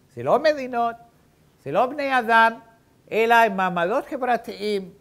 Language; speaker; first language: Hebrew; native; Hebrew